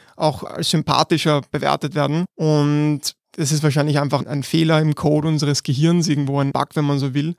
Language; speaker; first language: German; native; German